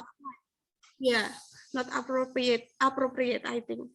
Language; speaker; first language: English; non-native, learner; Indonesian